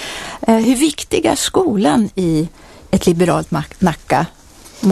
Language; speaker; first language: Swedish; native; Swedish